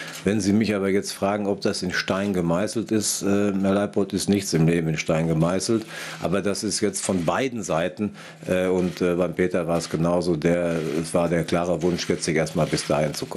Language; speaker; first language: German; native; German